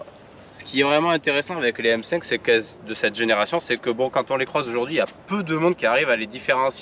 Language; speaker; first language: French; native; French